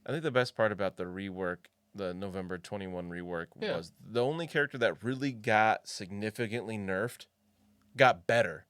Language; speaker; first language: English; native; English